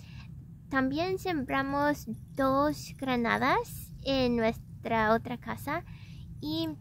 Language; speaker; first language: Spanish; non-native, fluent; English